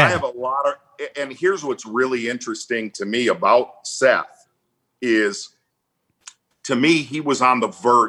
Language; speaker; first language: English; native; English